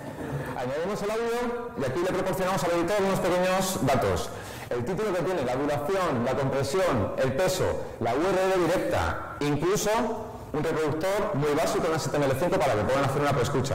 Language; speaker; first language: Spanish; native; Spanish